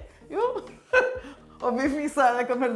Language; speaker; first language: Swedish; non-native, learner; Spanish